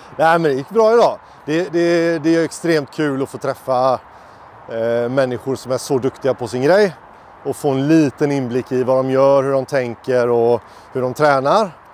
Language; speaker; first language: Swedish; native; Swedish